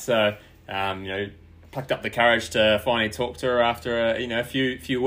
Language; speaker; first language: English; native; English